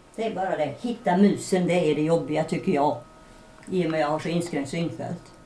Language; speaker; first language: Swedish; native; Swedish